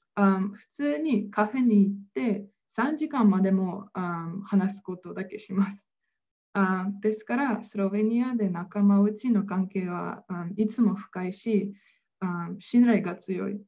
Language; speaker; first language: Japanese; non-native, fluent; Slovenian